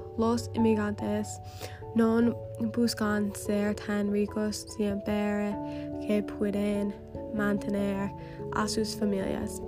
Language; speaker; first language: Spanish; non-native, learner; English